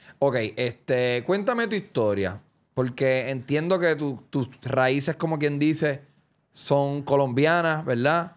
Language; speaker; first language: Spanish; native; Spanish